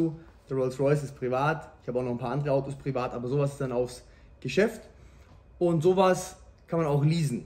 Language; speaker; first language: German; native; German